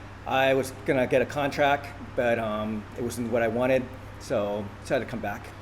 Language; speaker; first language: English; early bilingual, other home language; Thai